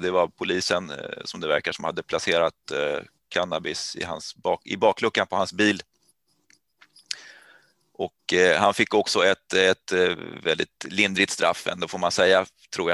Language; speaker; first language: Swedish; native; Swedish